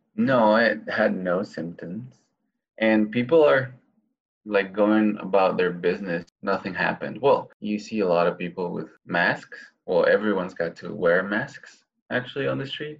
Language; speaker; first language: English; non-native, fluent; Spanish